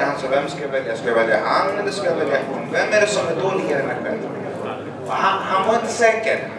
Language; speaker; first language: Swedish; early bilingual, other home language; Arabic